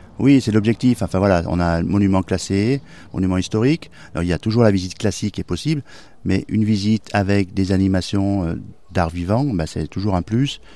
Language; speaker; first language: French; native; French